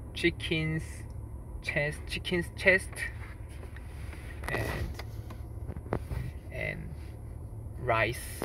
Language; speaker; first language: English; non-native, learner; Korean